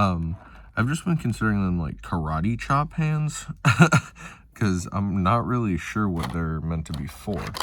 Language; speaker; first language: English; native; English